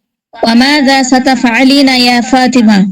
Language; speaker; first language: Arabic; non-native, learner; Bangla